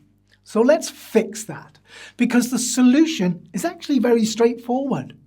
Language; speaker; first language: English; native; English